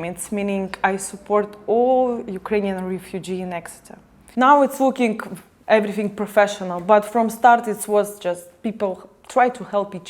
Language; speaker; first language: English; non-native, learner; Ukrainian